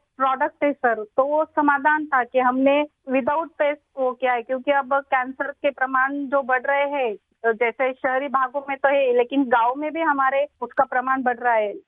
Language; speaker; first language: Hindi; non-native, local second language; Marathi